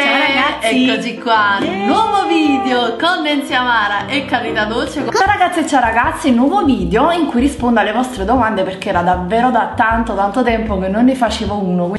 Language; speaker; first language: Italian; native; Italian